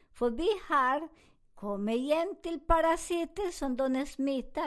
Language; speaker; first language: Swedish; non-native, learner; Spanish